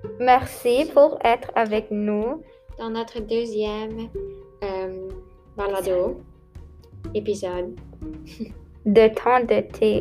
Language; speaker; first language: French; non-native, local second language; English